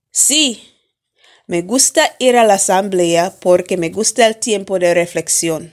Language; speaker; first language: Spanish; non-native, fluent; English